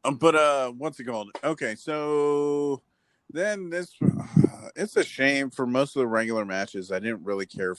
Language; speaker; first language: English; native; English